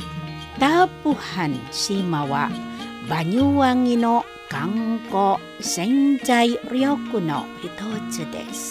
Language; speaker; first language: Japanese; non-native, fluent; Indonesian